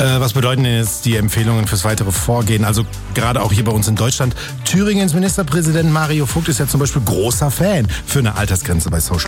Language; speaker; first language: German; native; German